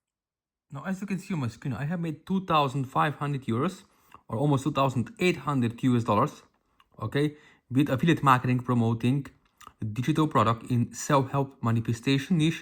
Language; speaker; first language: English; non-native, fluent; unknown